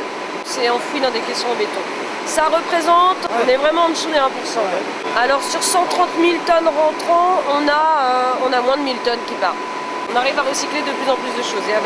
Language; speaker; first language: French; native; French